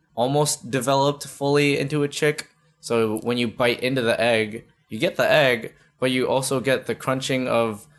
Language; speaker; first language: English; early bilingual, other home language; Filipino